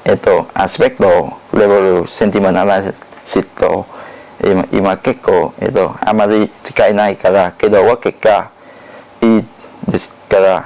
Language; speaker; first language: Japanese; non-native, learner; Thai